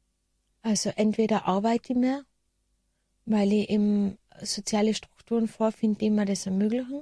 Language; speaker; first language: German; native; German